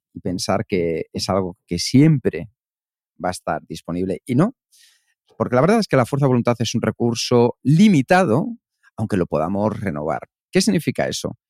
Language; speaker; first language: Spanish; native; Spanish